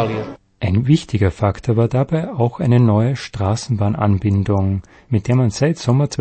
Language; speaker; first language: German; native; German